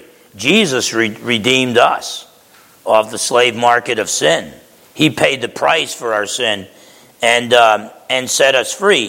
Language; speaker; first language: English; native; English